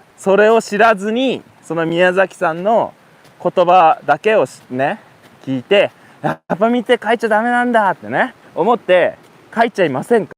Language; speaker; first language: Japanese; native; Japanese